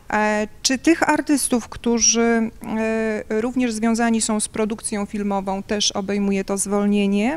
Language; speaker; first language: Polish; native; Polish